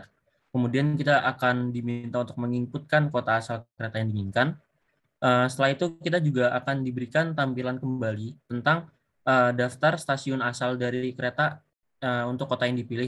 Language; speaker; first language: Indonesian; native; Indonesian